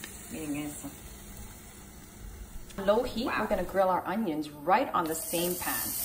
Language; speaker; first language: English; early bilingual, other home language; Spanish